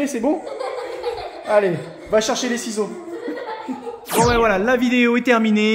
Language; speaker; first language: French; native; French